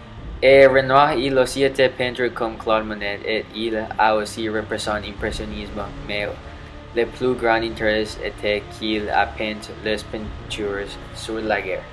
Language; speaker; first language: French; non-native, learner; English